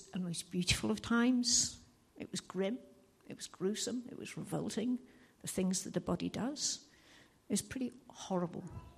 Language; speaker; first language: English; native; English